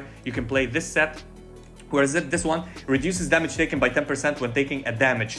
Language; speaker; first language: English; non-native, fluent; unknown